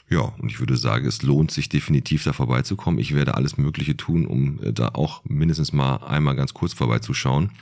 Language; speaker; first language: German; native; German